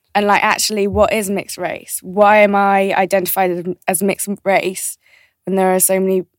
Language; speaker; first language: English; native; English